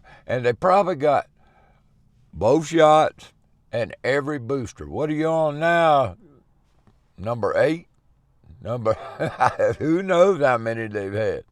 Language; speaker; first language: English; native; English